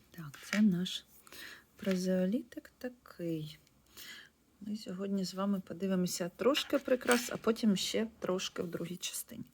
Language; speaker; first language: Ukrainian; non-native, local second language; Russian